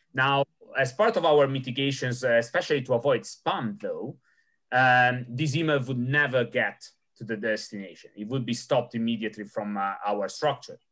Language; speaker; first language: English; non-native, fluent; Italian